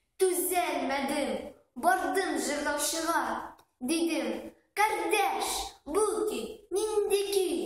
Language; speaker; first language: Tatar; native; Tatar